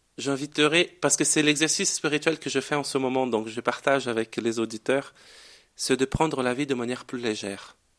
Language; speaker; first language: French; non-native, fluent; Portuguese